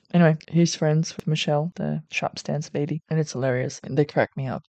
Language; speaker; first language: English; non-native, fluent; Dutch